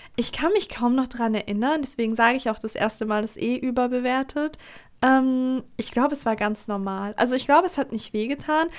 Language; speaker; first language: German; early bilingual, other home language; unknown